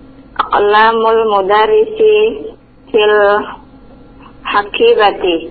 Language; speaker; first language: Arabic; non-native, learner; Indonesian